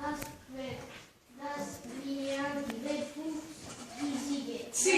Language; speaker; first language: German; non-native, learner; Russian